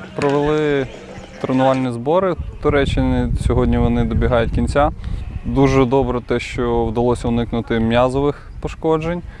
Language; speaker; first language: Ukrainian; non-native, local second language; Russian